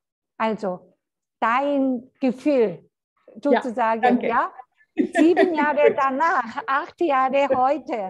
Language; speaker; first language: German; non-native, fluent; Korean